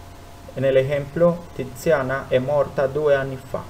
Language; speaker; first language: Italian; non-native, fluent; Spanish